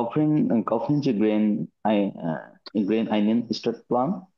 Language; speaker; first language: German; non-native, learner; Bangla